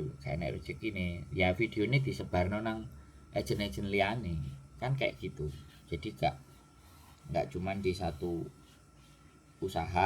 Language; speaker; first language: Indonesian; non-native, local second language; Javanese